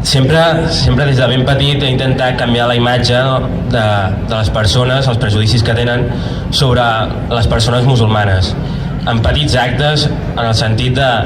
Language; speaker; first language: Catalan; early bilingual, other home language; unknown